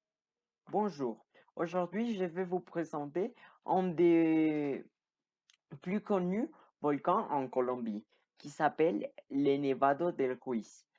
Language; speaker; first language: French; non-native, learner; Spanish